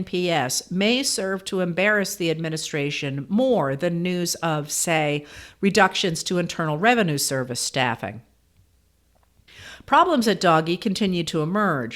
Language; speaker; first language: English; native; English